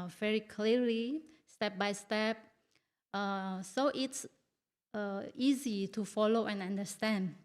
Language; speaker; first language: English; non-native, learner; Indonesian